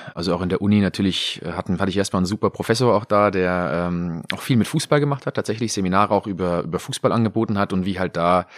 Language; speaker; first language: German; native; German